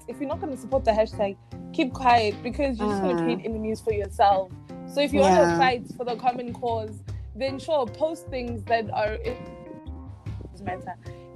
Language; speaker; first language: English; non-native, local second language; Zulu